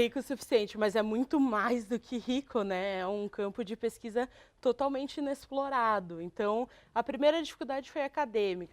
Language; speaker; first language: Portuguese; native; Portuguese